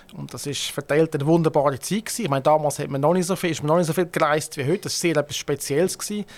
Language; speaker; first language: German; native; German